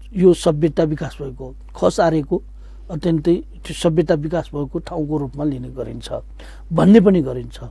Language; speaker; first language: Nepali; non-native, local second language; Newari